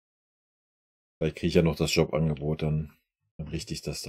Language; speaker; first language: German; native; German